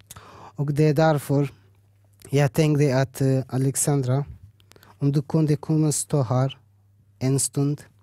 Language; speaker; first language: Swedish; early bilingual, other home language; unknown